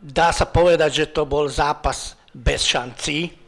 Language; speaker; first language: Slovak; non-native, local second language; Hungarian